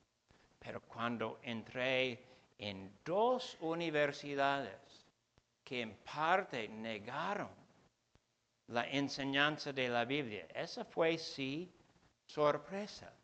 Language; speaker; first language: Spanish; non-native, fluent; English